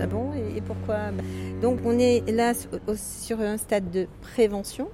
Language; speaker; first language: French; native; French